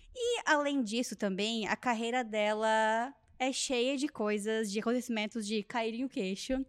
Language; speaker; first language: Portuguese; native; Portuguese